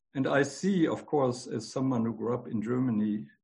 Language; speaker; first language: English; non-native, fluent; German